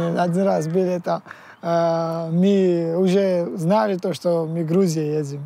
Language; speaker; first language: Russian; non-native, learner; Georgian